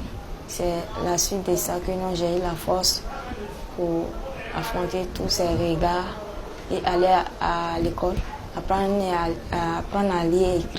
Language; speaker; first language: French; non-native, local second language; Dyula